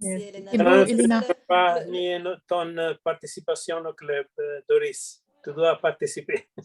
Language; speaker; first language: French; non-native, fluent; Italian